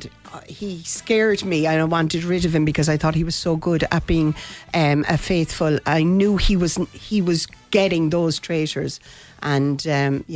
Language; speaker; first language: English; native; English